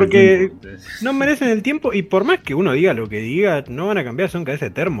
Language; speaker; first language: Spanish; native; Spanish